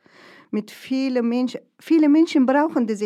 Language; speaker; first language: German; non-native, fluent; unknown